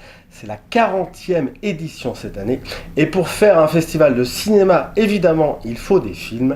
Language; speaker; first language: French; native; French